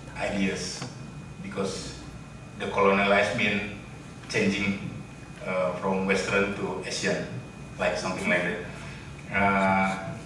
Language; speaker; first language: English; non-native, learner; Indonesian